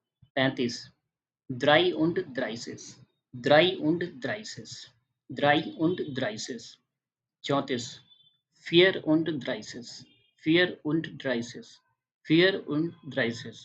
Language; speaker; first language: German; non-native, fluent; Hindi